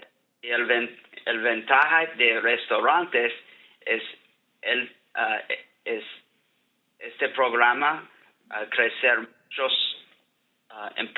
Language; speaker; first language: Spanish; non-native, learner; English